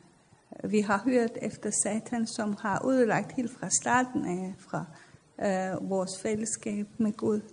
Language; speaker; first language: Danish; non-native, fluent; Persian